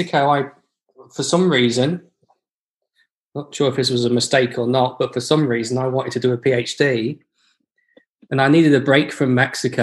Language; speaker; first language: English; native; English